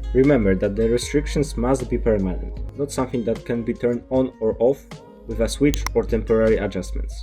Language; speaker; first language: English; non-native, fluent; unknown